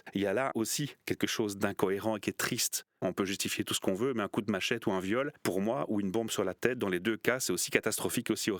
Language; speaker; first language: French; native; French